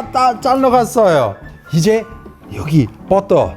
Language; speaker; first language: Korean; non-native, fluent; Italian